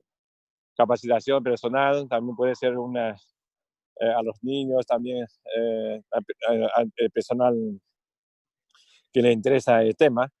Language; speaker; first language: Spanish; non-native, learner; Chinese